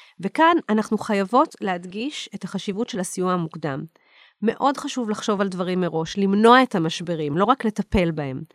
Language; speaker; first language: Hebrew; native; Hebrew